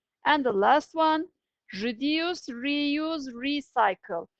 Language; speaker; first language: English; non-native, fluent; Turkish